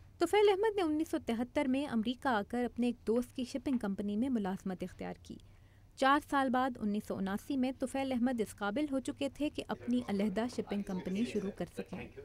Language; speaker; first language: Urdu; native; Urdu